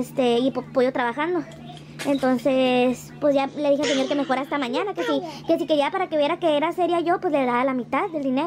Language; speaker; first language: Spanish; native; Spanish